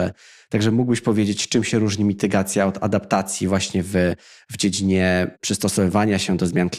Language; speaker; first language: Polish; native; Polish